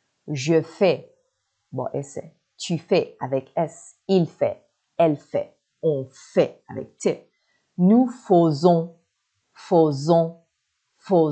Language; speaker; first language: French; non-native, fluent; Persian